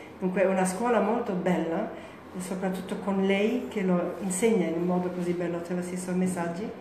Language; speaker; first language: Italian; non-native, fluent; German